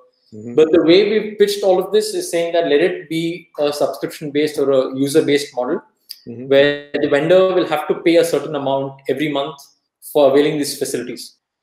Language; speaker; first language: English; non-native, local second language; Kannada